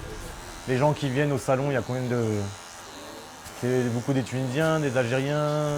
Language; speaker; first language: French; native; French